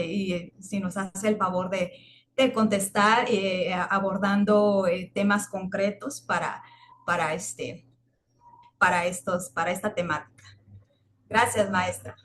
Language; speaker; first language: Spanish; native; Spanish